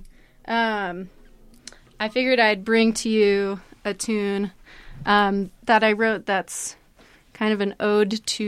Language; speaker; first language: English; native; English